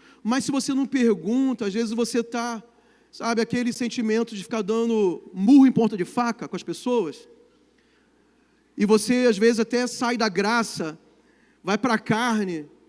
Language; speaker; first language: Portuguese; native; Portuguese